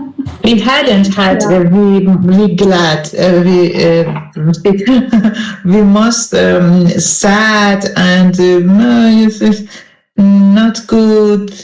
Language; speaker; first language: English; non-native, learner; Persian